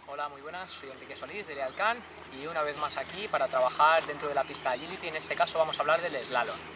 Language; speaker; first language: Spanish; native; Spanish